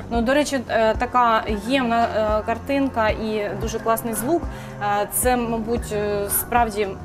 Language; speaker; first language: Ukrainian; native; Ukrainian